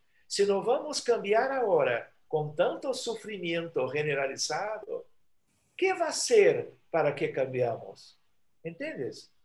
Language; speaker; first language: Spanish; non-native, fluent; Portuguese